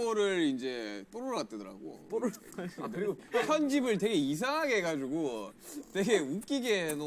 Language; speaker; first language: Korean; native; Korean